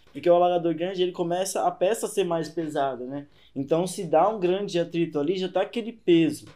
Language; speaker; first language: Portuguese; native; Portuguese